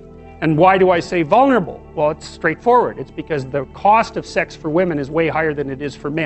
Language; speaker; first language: English; native; English